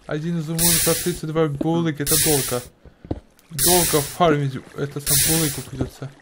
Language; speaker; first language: Russian; native; Russian